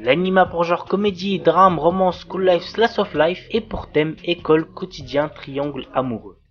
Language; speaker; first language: French; native; French